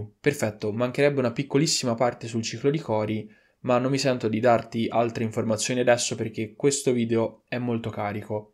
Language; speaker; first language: Italian; native; Italian